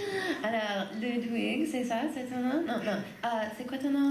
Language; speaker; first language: French; non-native, learner; English